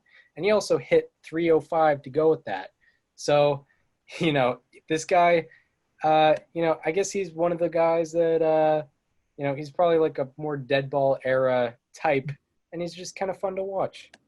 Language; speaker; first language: English; native; English